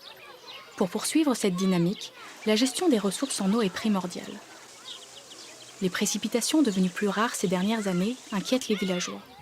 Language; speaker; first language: French; native; French